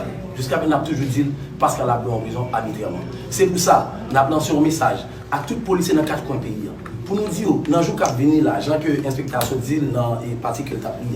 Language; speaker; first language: Haitian Creole; native; Haitian Creole